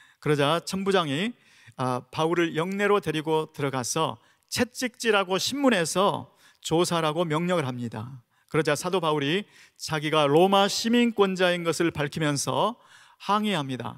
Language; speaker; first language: Korean; native; Korean